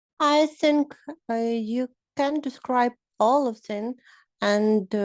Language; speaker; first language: English; non-native, learner; Ukrainian